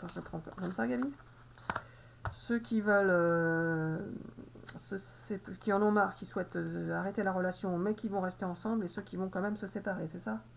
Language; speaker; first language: French; native; French